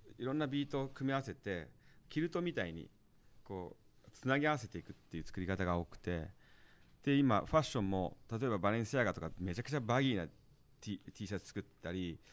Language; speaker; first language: Japanese; early bilingual, heritage; Japanese